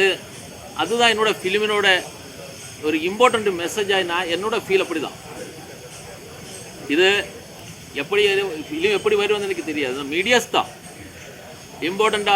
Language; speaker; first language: Tamil; non-native, learner; Malayalam